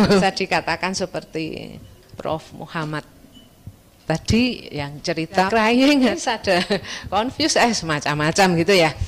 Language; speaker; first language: Indonesian; non-native, local second language; Javanese